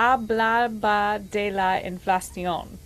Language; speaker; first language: Spanish; non-native, learner; English